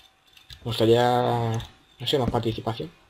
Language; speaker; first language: Spanish; native; Spanish